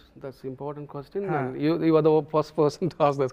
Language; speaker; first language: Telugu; non-native, local second language; Tamil